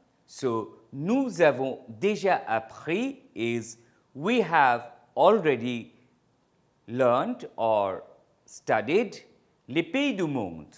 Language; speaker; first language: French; non-native, fluent; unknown